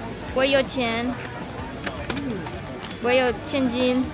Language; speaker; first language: Chinese; early bilingual, heritage; Chinese